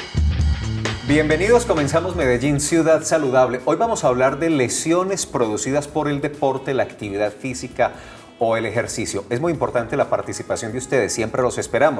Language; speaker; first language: Spanish; native; Spanish